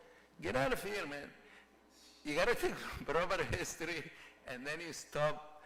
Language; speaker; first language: English; non-native, fluent; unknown